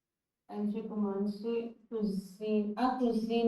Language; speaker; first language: French; non-native, learner; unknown